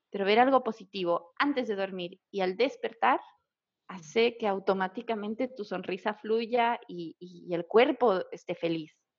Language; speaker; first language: Spanish; non-native, fluent; English